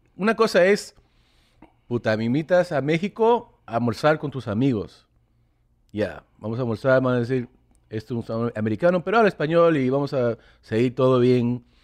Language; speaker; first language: Spanish; early bilingual, heritage; English